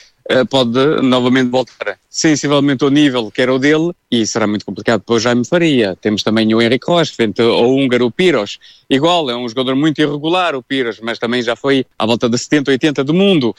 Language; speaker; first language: Portuguese; native; Portuguese